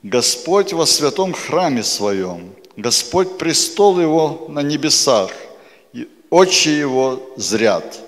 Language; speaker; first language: Polish; non-native, learner; Russian